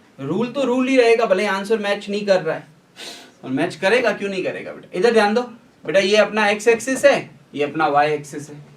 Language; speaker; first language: Hindi; native; Hindi